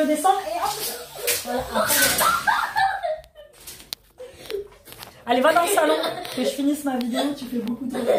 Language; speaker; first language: French; native; French